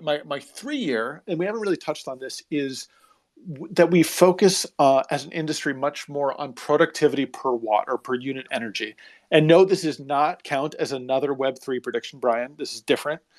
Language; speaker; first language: English; native; English